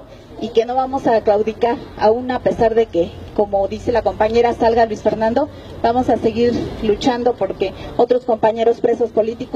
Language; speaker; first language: Spanish; native; Spanish